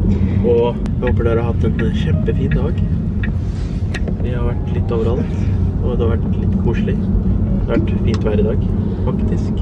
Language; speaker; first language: Norwegian; early bilingual, other home language; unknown